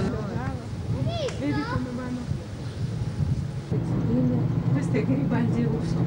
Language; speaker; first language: Italian; non-native, learner; Russian